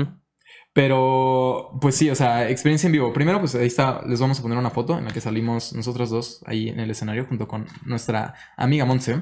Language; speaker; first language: Spanish; native; Spanish